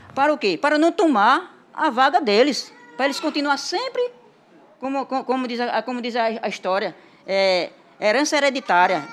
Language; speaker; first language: Portuguese; native; Portuguese